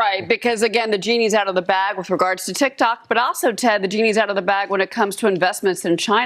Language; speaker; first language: English; native; English